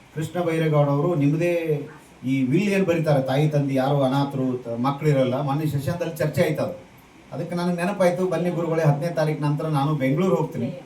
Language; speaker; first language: Kannada; native; Kannada